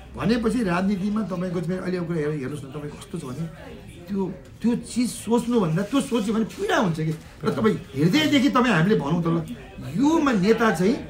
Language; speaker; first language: Nepali; native; Nepali